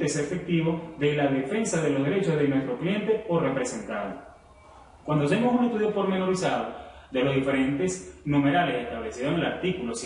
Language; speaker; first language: Spanish; native; Spanish